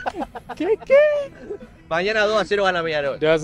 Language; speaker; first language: Spanish; native; Spanish